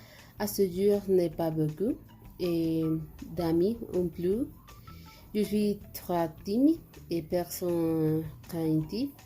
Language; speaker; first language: French; non-native, learner; Spanish